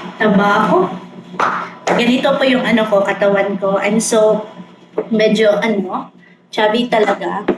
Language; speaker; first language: Filipino; non-native, local second language; Cebuano